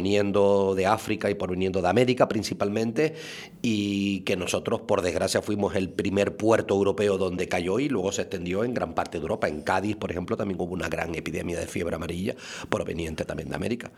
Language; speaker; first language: Spanish; native; Spanish